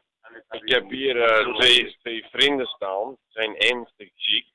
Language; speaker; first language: Dutch; non-native, local second language; Bosnian